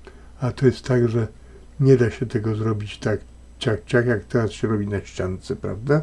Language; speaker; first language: Polish; native; Polish